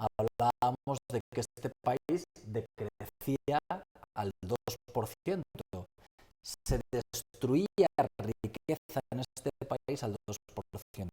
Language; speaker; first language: Spanish; native; Spanish